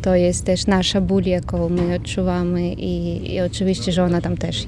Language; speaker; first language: Polish; non-native, learner; Ukrainian